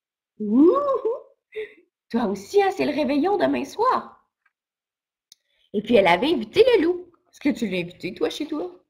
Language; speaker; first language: French; native; French